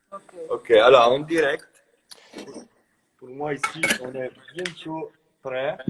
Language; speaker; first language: French; non-native, fluent; Italian